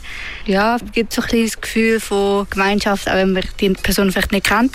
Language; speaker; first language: German; early bilingual, other home language; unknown